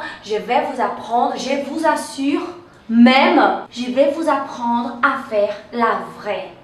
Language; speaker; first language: French; non-native, fluent; Portuguese